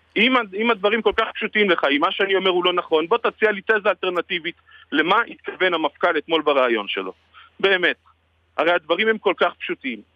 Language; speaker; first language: Hebrew; native; Hebrew